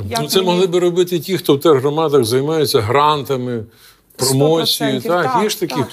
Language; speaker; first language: Ukrainian; native; Ukrainian